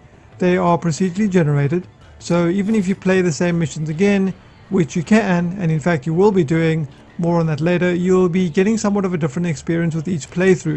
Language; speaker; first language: English; native; English